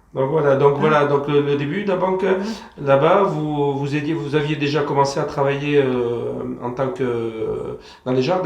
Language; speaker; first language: French; native; French